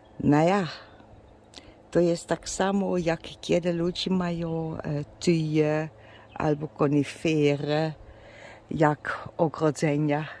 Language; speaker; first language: Polish; non-native, learner; Dutch